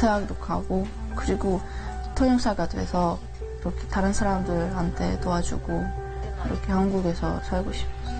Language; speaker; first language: Korean; early bilingual, other home language; Russian